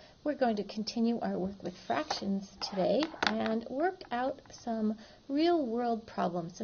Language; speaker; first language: English; native; English